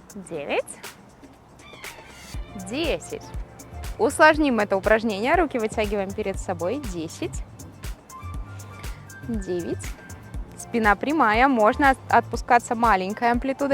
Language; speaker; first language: Russian; native; Russian